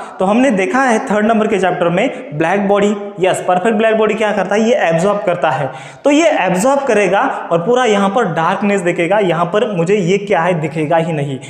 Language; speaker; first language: Hindi; non-native, local second language; Marathi